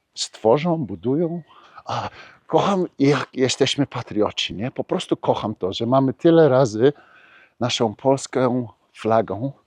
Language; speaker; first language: Polish; early bilingual, heritage; Polish